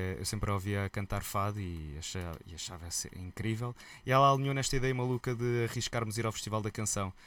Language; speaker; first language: Portuguese; native; Portuguese